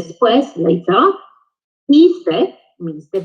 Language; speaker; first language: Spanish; non-native, fluent; English